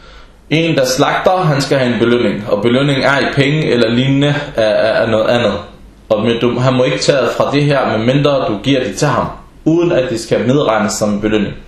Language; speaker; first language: Danish; early bilingual, other home language; Arabic